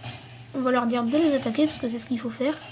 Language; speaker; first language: French; native; French